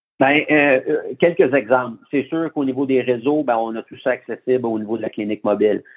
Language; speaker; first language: French; native; French